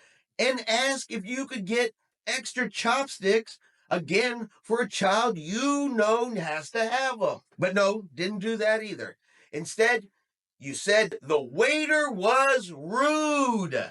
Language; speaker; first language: English; native; English